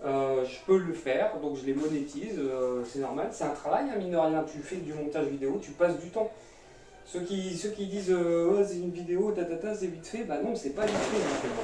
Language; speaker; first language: French; native; French